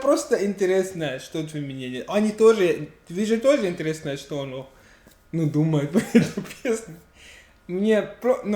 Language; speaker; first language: Russian; non-native, learner; English